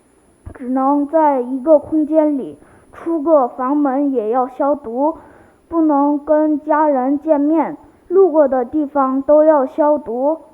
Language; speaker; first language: Chinese; early bilingual, heritage; Chinese